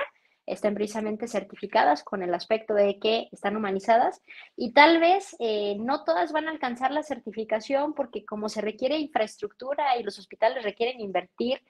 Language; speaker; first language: Spanish; native; Spanish